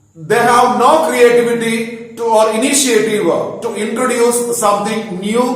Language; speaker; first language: English; non-native, local second language; Malayalam